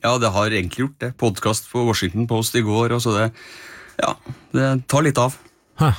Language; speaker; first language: Norwegian; native; Norwegian